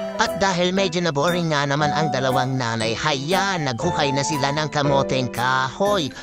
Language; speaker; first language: Filipino; non-native, local second language; Iloko